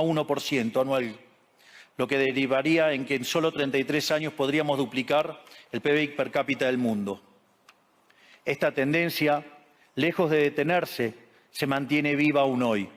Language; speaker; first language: Spanish; native; Spanish